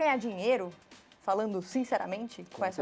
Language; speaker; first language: Portuguese; native; Portuguese